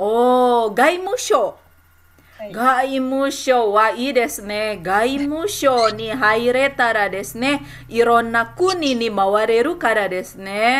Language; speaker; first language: Japanese; non-native, fluent; Indonesian